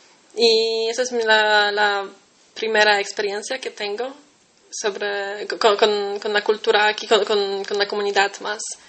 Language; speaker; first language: Spanish; non-native, fluent; Polish